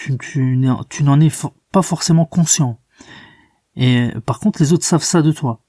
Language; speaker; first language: French; native; French